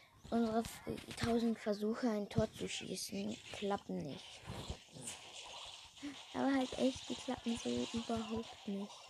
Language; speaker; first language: German; native; German